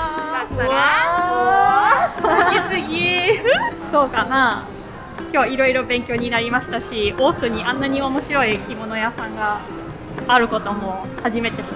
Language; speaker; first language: Japanese; non-native, fluent; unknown